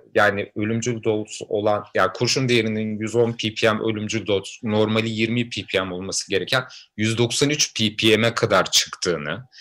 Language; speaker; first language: Turkish; native; Turkish